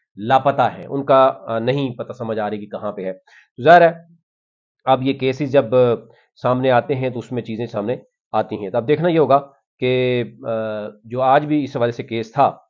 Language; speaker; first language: Urdu; non-native, local second language; Punjabi